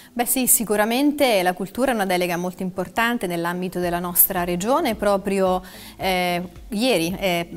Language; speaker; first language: Italian; native; Italian